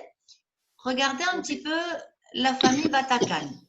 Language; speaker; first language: French; native; French